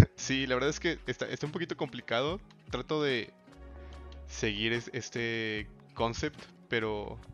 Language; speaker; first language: Spanish; native; Spanish